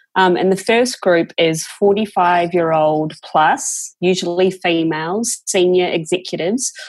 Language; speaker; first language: English; native; English